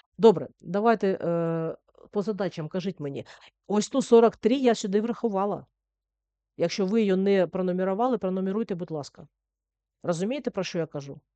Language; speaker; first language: Ukrainian; native; Ukrainian